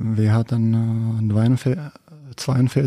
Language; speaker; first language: German; non-native, learner; Czech